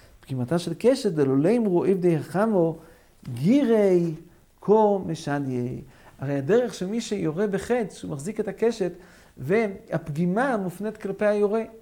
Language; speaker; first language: Hebrew; non-native, fluent; English